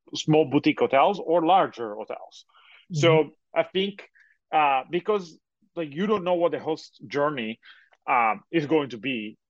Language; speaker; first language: English; non-native, fluent; Italian